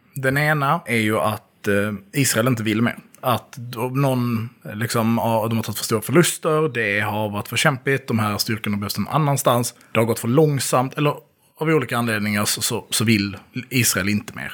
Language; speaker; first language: Swedish; native; Swedish